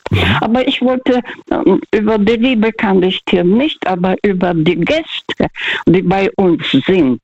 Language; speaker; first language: German; non-native, fluent; Russian